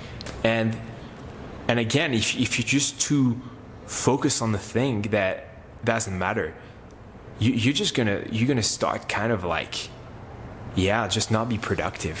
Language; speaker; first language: English; non-native, fluent; French